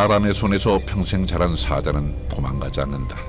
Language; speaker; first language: Korean; native; Korean